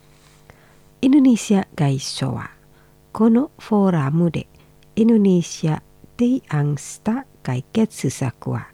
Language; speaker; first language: Japanese; non-native, fluent; Indonesian